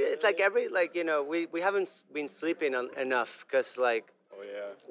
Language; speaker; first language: English; non-native, fluent; Spanish